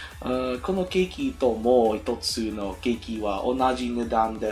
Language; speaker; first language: Japanese; non-native, learner; English